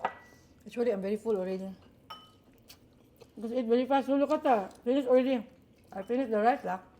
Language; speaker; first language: English; non-native, local second language; Filipino